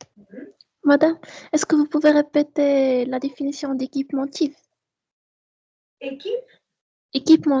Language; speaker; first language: French; non-native, local second language; Arabic